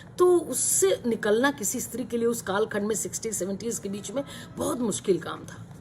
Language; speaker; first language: Hindi; native; Hindi